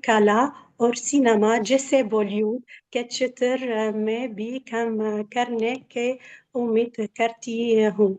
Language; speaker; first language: Hindi; non-native, learner; Arabic